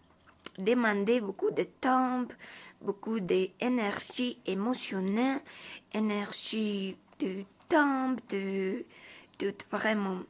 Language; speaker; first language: French; non-native, learner; Spanish